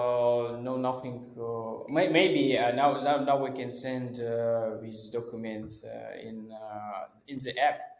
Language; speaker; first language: English; non-native, fluent; Russian